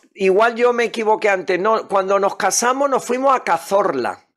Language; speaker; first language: Spanish; native; Spanish